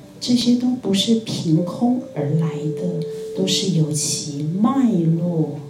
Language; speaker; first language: Chinese; native; Chinese